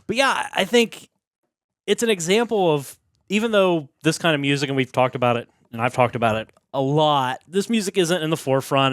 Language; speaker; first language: English; native; English